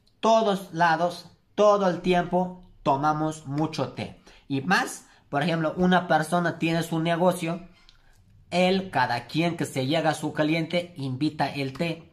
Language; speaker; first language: Spanish; non-native, learner; Turkish